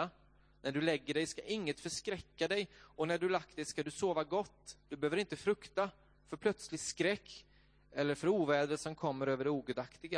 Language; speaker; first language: Swedish; native; Swedish